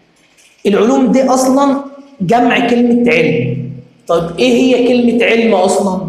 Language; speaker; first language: Arabic; native; Arabic